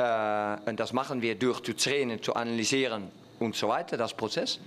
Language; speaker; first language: German; non-native, fluent; Dutch